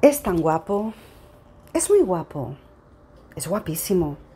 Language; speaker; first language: Spanish; non-native, local second language; Catalan